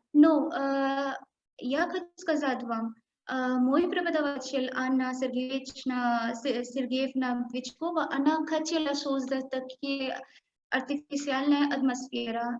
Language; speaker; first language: Russian; non-native, learner; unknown